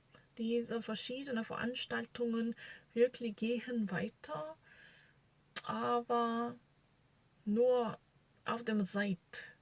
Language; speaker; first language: German; non-native, learner; Korean